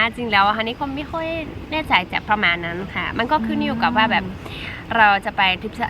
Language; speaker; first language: Thai; non-native, fluent; Dutch